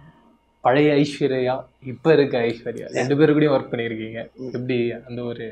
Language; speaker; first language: Tamil; native; Tamil